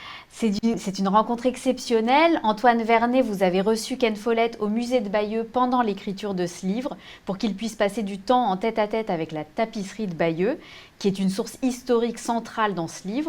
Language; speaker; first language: French; native; French